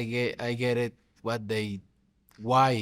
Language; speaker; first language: English; non-native, fluent; Spanish